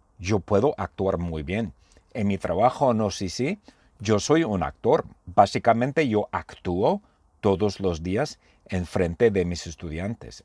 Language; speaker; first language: Spanish; non-native, fluent; English